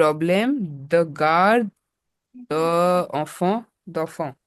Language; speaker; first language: French; non-native, learner; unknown